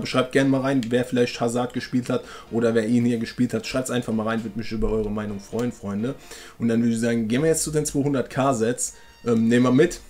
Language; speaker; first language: German; native; German